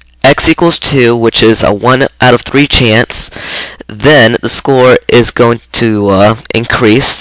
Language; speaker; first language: English; native; English